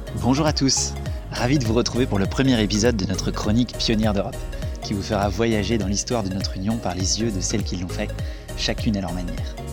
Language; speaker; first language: French; native; French